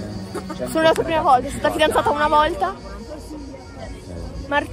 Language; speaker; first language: Italian; native; Italian